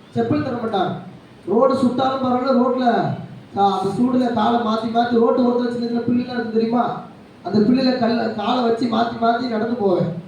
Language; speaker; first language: Tamil; native; Tamil